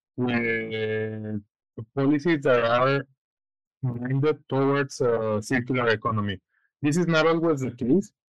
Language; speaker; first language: English; non-native, fluent; Spanish